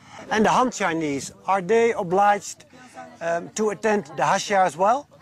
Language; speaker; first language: English; non-native, fluent; Dutch